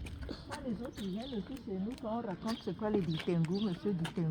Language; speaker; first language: French; non-native, local second language; Malagasy